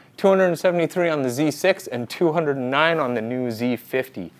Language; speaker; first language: English; native; English